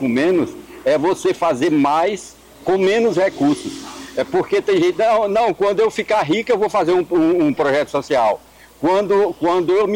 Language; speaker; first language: Portuguese; native; Portuguese